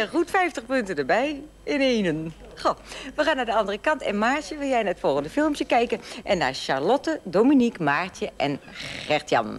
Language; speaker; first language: Dutch; native; Dutch